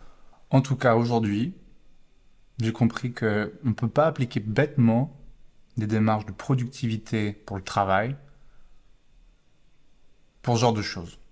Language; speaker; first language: French; native; French